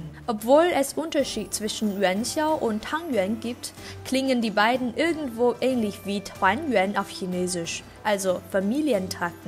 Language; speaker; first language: German; non-native, learner; Chinese